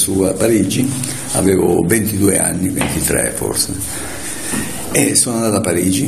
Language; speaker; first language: Italian; native; Italian